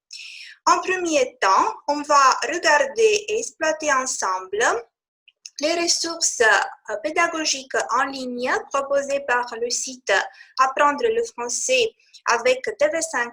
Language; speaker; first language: French; non-native, fluent; Romanian